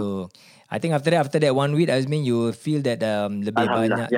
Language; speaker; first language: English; non-native, local second language; Malay